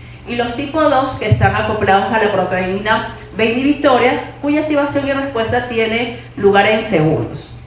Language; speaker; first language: Spanish; native; Spanish